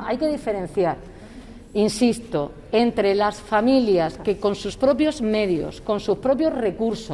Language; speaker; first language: Spanish; native; Spanish